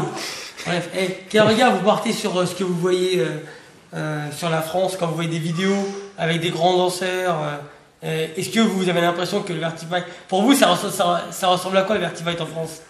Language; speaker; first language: French; native; French